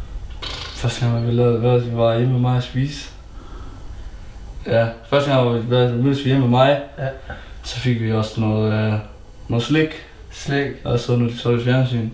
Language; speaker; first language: Danish; early bilingual, other home language; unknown